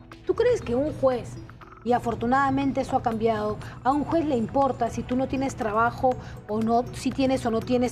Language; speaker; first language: Spanish; native; Spanish